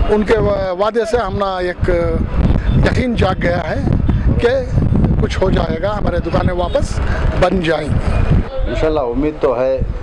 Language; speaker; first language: Hindi; non-native, local second language; Urdu